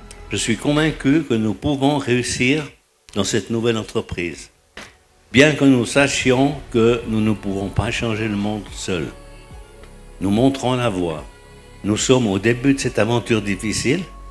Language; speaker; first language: French; native; French